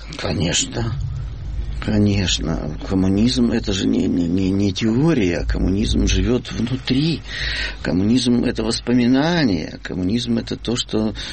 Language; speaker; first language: Russian; native; Russian